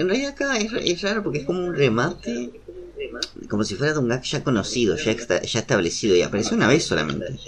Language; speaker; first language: Spanish; native; Spanish